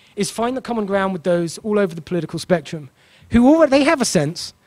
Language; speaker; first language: English; native; English